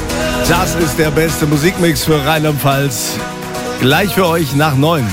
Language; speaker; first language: German; native; German